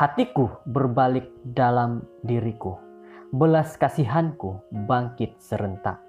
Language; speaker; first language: Indonesian; native; Indonesian